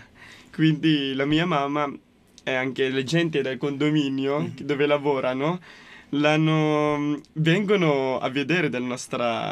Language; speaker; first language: Italian; non-native, local second language; Filipino